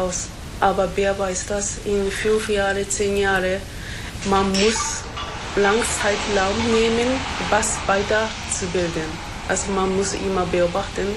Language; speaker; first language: German; non-native, fluent; Japanese